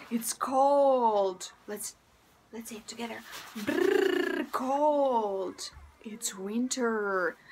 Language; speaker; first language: English; non-native, fluent; Russian